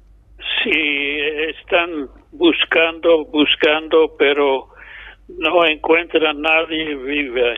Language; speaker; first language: Spanish; non-native, fluent; English